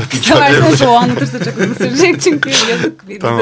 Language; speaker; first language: Turkish; non-native, fluent; French